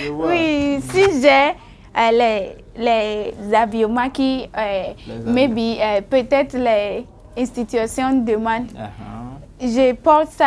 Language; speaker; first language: French; non-native, learner; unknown